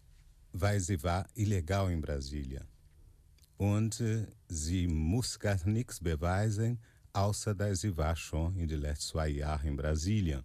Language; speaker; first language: German; non-native, fluent; Portuguese